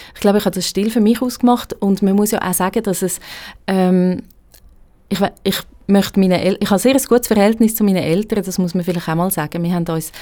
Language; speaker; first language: German; native; German